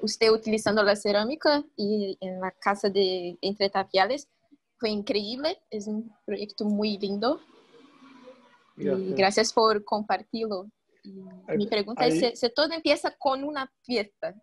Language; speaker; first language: Spanish; non-native, fluent; Portuguese